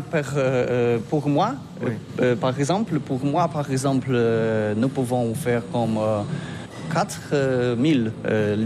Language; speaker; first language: French; non-native, learner; Polish